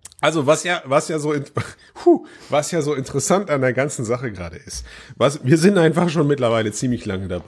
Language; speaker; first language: German; native; German